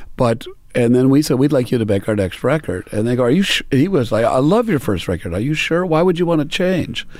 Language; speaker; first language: English; native; English